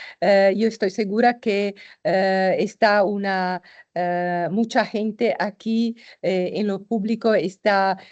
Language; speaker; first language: Spanish; non-native, fluent; Italian